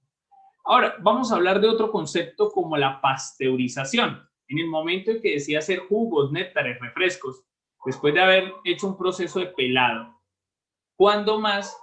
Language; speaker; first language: Spanish; native; Spanish